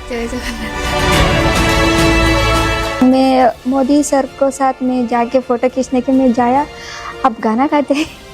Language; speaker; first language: Hindi; non-native, local second language; Odia